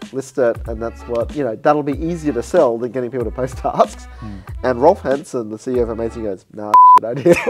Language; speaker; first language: English; native; English